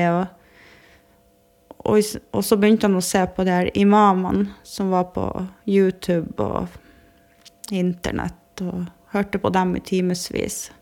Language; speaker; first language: Norwegian; native; Norwegian